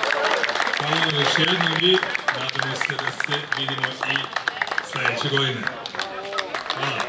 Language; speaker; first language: Croatian; native; Croatian